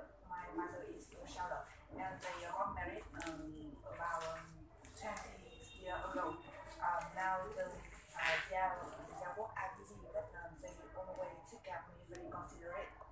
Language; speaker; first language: English; non-native, learner; Vietnamese